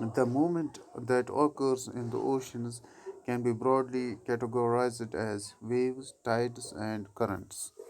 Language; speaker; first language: English; non-native, local second language; Urdu